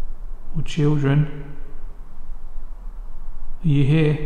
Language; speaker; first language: English; native; English